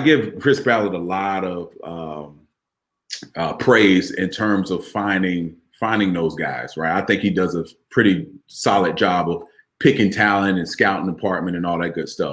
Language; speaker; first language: English; native; English